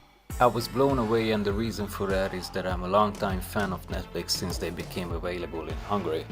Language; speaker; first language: English; non-native, fluent; Hungarian